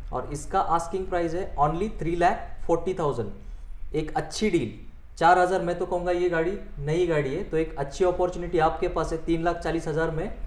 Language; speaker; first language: Hindi; non-native, local second language; Marathi